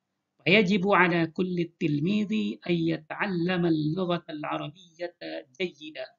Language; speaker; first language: Arabic; non-native, fluent; Indonesian